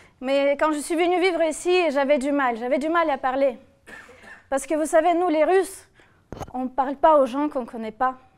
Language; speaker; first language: French; non-native, fluent; Russian